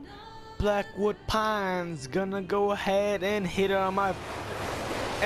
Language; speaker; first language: English; native; English